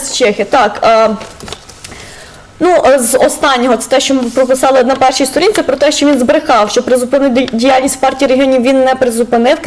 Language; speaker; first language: Ukrainian; native; Ukrainian